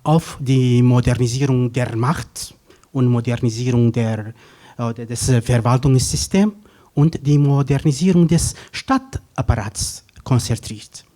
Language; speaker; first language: German; non-native, fluent; Kurdish